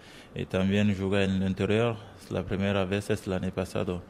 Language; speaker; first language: Spanish; non-native, learner; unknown